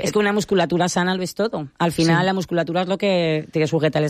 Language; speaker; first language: Spanish; native; Spanish